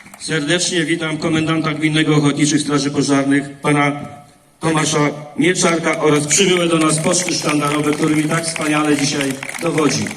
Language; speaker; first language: Polish; native; Polish